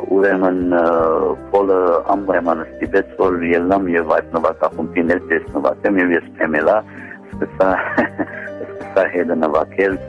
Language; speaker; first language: Armenian; early bilingual, heritage; Armenian